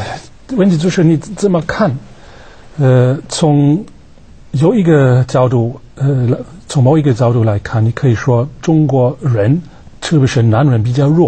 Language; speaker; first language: Chinese; non-native, fluent; German